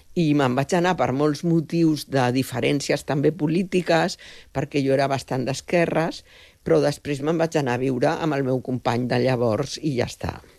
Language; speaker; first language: Catalan; non-native, local second language; Spanish